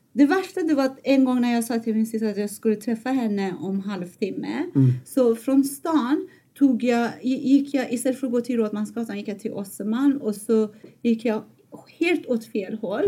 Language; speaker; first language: Swedish; non-native, fluent; Persian